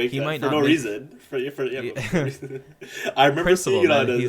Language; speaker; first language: English; native; English